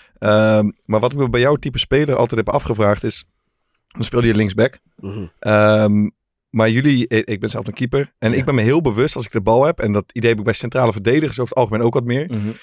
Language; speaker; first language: Dutch; native; Dutch